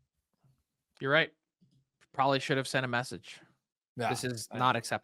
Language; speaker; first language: English; native; English